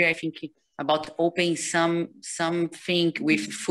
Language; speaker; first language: English; non-native, learner; Portuguese